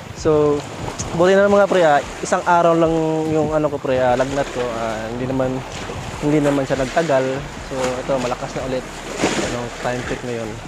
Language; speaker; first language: Filipino; non-native, local second language; Cebuano